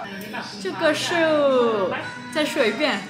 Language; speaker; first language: Chinese; non-native, fluent; Vietnamese